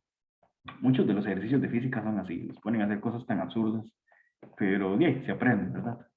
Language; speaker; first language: Spanish; native; Spanish